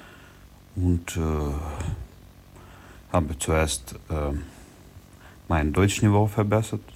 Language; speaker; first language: German; non-native, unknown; Russian